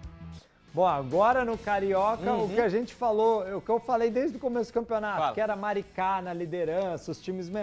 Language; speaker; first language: Portuguese; native; Portuguese